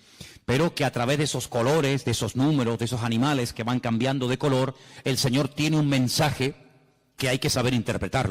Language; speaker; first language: Spanish; native; Spanish